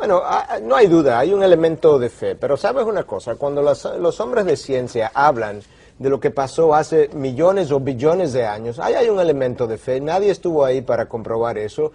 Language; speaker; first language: Spanish; native; Spanish